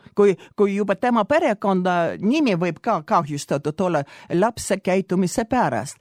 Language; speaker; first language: Estonian; non-native, local second language; Russian